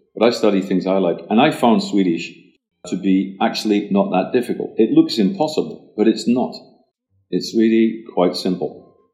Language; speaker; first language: English; native; English